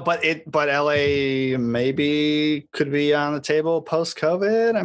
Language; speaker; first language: English; native; English